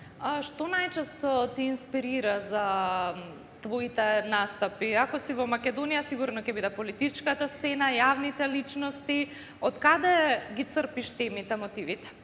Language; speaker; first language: Macedonian; native; Macedonian